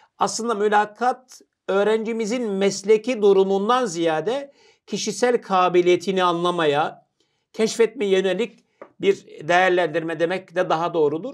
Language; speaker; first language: Turkish; native; Turkish